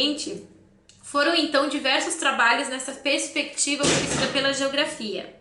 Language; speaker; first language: Portuguese; native; Portuguese